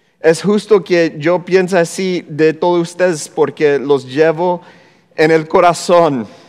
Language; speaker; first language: Spanish; non-native, fluent; English